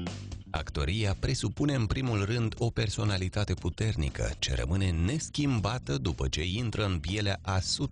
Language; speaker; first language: Romanian; native; Romanian